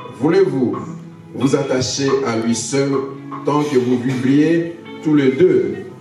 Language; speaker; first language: French; non-native, local second language; Lingala